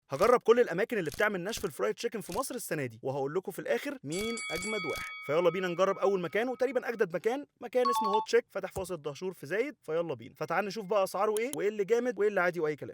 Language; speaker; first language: Arabic; native; Arabic